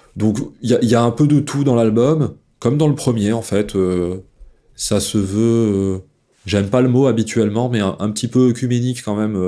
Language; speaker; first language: French; native; French